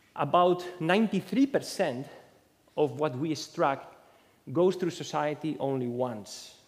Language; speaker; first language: English; non-native, fluent; Spanish